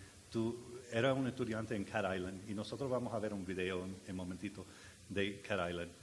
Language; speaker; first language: Spanish; non-native, learner; English